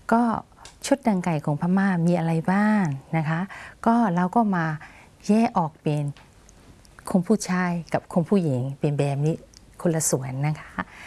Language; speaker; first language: Thai; non-native, fluent; Burmese